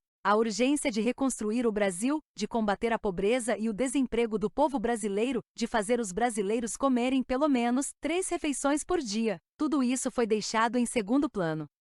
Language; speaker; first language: Portuguese; native; Portuguese